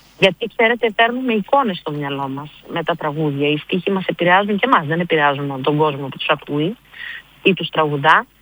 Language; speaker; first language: Greek; early bilingual, heritage; Greek